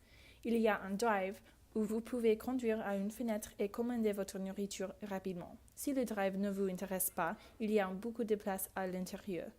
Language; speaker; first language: French; non-native, learner; English